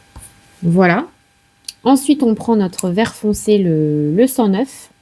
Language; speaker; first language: French; native; French